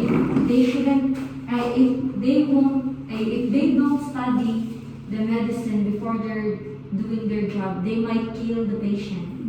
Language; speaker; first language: English; non-native, learner; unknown